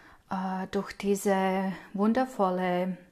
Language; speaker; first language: German; non-native, fluent; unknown